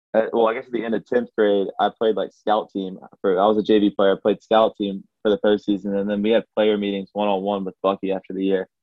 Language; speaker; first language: English; native; English